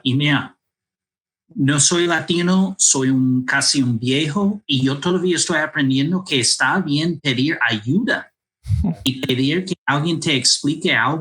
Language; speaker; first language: Spanish; non-native, fluent; English